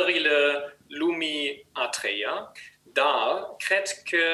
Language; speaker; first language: Romanian; non-native, learner; German